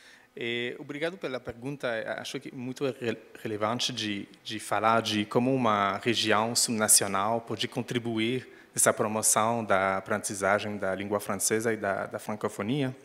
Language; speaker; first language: Portuguese; non-native, fluent; French